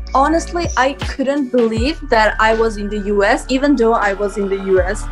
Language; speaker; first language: English; non-native, fluent; Armenian